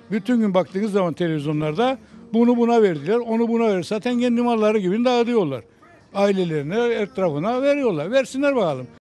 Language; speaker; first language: Turkish; native; Turkish